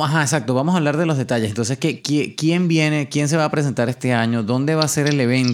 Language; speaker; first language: Spanish; native; Spanish